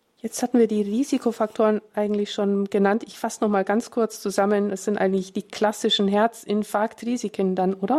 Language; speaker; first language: German; native; German